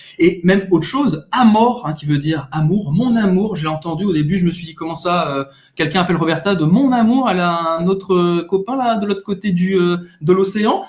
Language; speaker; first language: French; native; French